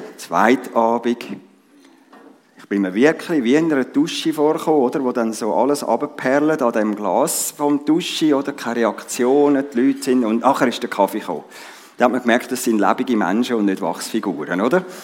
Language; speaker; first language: German; native; German